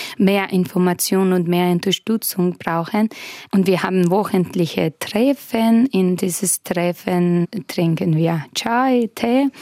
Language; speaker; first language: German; non-native, fluent; Persian